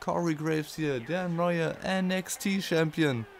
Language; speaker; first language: German; native; German